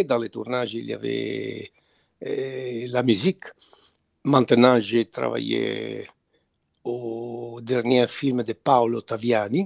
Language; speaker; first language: French; non-native, fluent; Italian